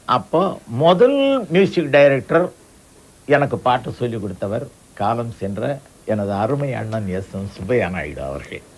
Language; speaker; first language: Tamil; non-native, local second language; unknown